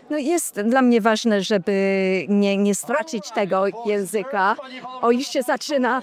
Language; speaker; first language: Polish; early bilingual, heritage; Polish